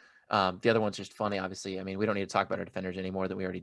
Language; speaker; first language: English; native; English